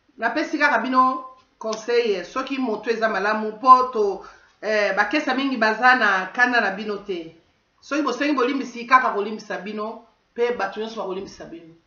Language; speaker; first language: Lingala; non-native, local second language; Kongo